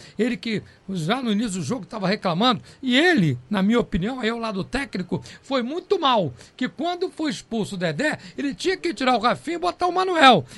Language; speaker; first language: Portuguese; native; Portuguese